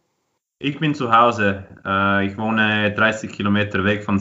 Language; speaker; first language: German; non-native, fluent; Croatian